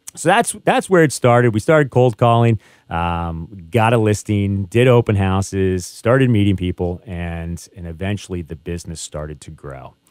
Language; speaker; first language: English; native; English